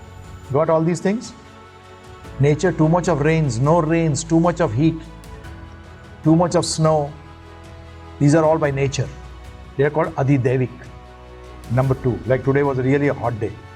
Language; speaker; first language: English; non-native, local second language; Hindi